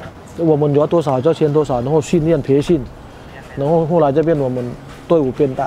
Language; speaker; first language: Chinese; non-native, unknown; Thai